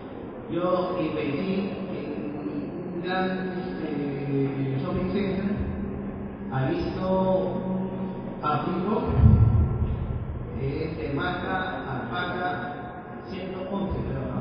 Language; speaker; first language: Spanish; non-native, learner; Chinese